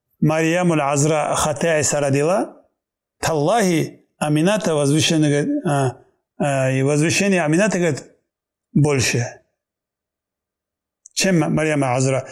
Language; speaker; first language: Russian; non-native, local second language; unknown